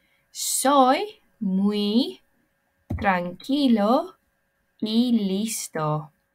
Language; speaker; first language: Spanish; non-native, learner; English